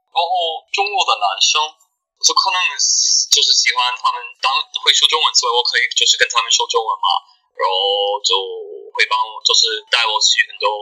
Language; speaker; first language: Chinese; non-native, learner; English